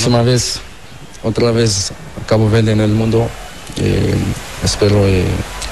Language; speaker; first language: Spanish; non-native, learner; Portuguese